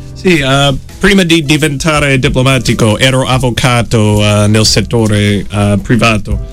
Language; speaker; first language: Italian; non-native, fluent; English